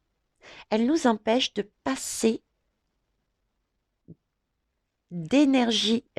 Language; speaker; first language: French; native; French